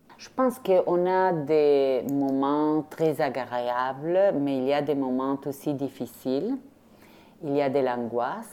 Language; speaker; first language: French; non-native, fluent; Spanish